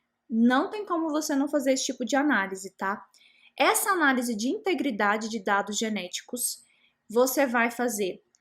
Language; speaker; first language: Portuguese; native; Portuguese